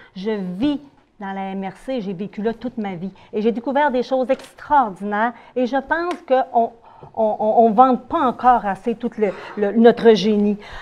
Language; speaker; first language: French; native; French